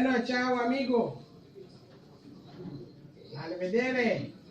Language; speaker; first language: Spanish; non-native, learner; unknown